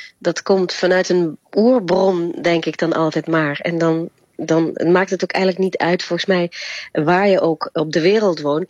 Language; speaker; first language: Dutch; native; Dutch